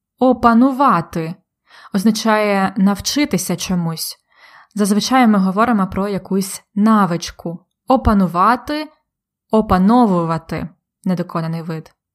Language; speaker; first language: Ukrainian; native; Ukrainian